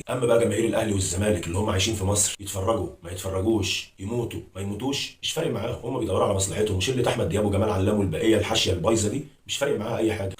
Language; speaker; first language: Arabic; native; Arabic